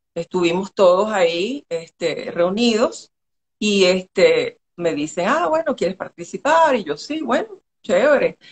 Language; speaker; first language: Spanish; native; Spanish